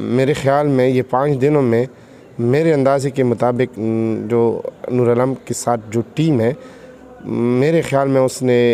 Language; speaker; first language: Urdu; non-native, local second language; Pashto